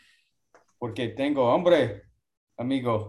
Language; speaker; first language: Spanish; non-native, learner; English